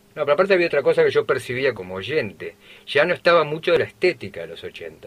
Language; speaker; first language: Spanish; native; Spanish